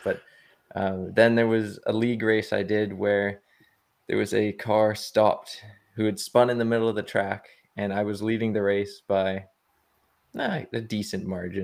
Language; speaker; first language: English; native; English